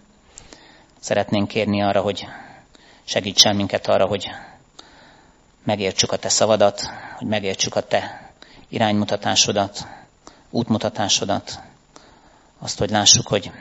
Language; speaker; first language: Hungarian; native; Hungarian